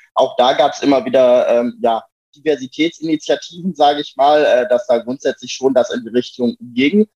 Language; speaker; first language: German; native; German